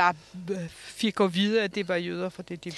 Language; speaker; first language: Danish; non-native, fluent; Polish